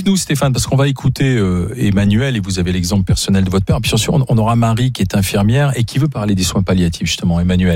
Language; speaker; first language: French; native; French